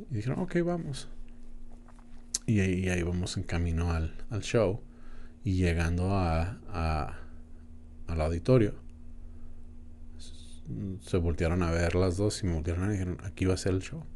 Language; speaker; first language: Spanish; native; Spanish